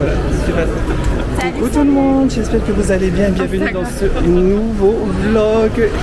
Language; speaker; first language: French; native; French